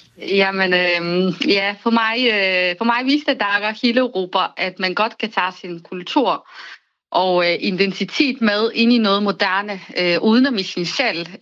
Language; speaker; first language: Danish; non-native, fluent; Bulgarian